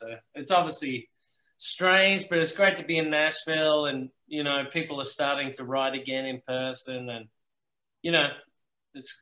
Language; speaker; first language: English; native; English